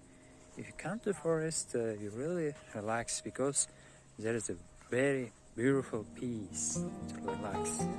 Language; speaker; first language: English; non-native, learner; Uzbek